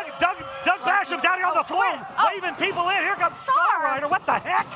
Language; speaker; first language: English; native; English